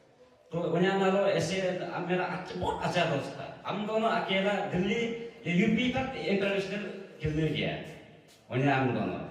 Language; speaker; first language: Hindi; non-native, local second language; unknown